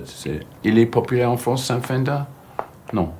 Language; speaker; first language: French; non-native, fluent; English